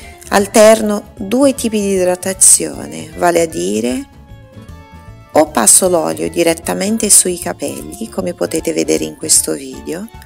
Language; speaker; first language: Italian; non-native, fluent; Portuguese